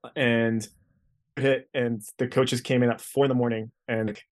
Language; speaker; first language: English; early bilingual, other home language; Greek